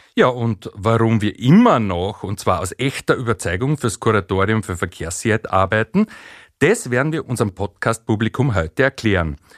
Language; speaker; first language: German; native; German